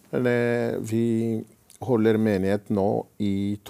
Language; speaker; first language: Norwegian; non-native, fluent; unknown